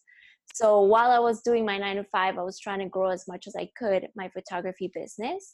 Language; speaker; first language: English; non-native, fluent; Spanish